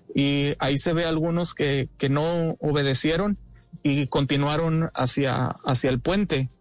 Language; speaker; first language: Spanish; early bilingual, heritage; Spanish